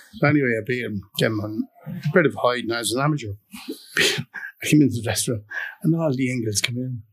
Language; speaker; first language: English; native; English